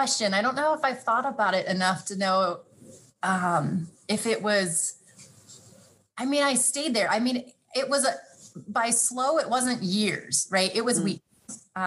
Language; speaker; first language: English; native; English